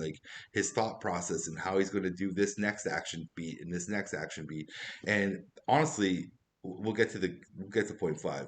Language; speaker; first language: English; native; English